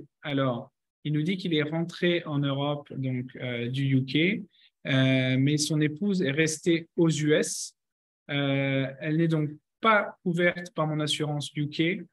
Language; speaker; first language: French; native; French